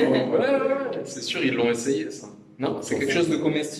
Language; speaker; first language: French; native; French